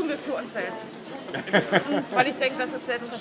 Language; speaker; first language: German; native; German